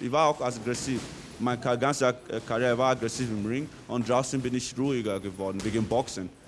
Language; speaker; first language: German; non-native, learner; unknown